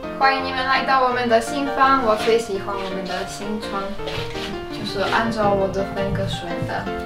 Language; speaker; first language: Chinese; non-native, fluent; Slovak